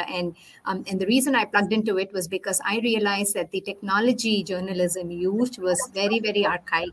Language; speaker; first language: English; non-native, local second language; Tamil